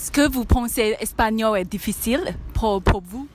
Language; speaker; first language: French; non-native, learner; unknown